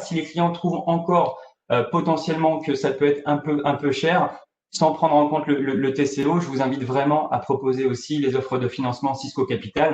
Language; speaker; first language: French; native; French